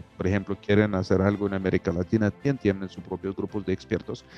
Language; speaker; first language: Spanish; non-native, fluent; Russian